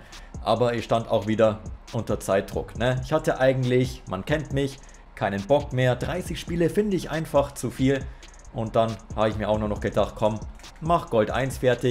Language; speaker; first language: German; native; German